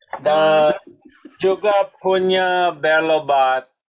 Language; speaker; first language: Indonesian; non-native, learner; English